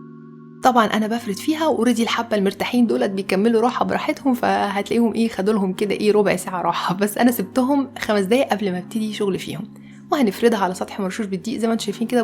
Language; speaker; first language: Arabic; native; Arabic